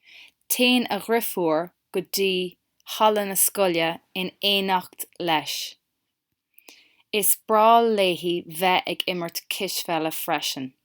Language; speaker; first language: Irish; non-native, local second language; English